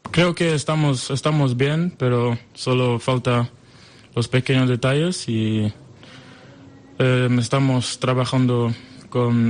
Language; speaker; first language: Spanish; non-native, learner; French